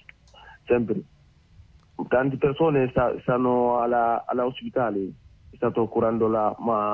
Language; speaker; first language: Italian; non-native, learner; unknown